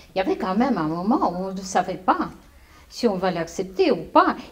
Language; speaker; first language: French; non-native, fluent; Russian